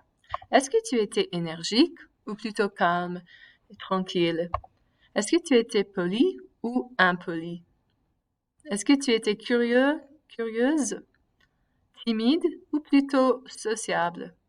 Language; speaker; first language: French; non-native, fluent; English